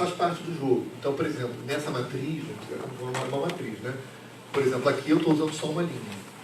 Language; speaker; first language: Portuguese; native; Portuguese